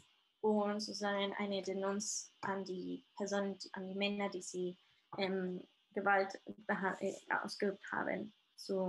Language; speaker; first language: German; non-native, fluent; Spanish